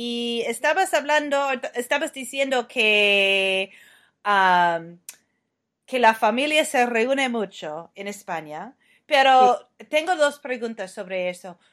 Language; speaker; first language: Spanish; non-native, fluent; English